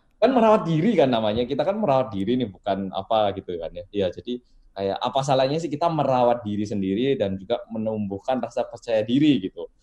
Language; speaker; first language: Indonesian; early bilingual, other home language; Korean